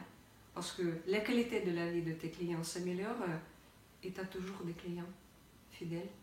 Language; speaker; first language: French; non-native, fluent; Russian